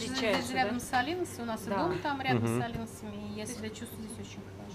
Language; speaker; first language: Russian; native; Russian